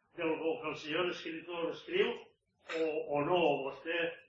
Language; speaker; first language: Spanish; non-native, local second language; Catalan